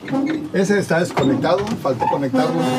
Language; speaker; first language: Spanish; native; Spanish